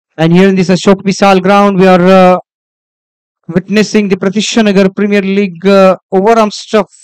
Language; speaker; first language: English; non-native, local second language; Marathi